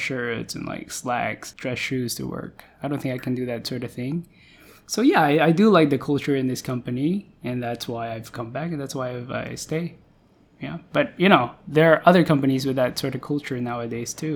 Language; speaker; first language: English; non-native, local second language; Filipino